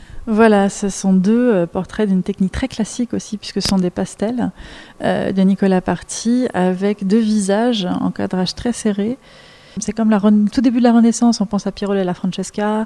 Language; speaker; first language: French; native; French